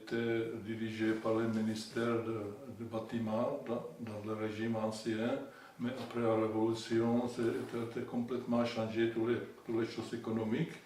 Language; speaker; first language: French; non-native, fluent; Czech